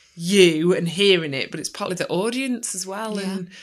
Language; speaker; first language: English; native; English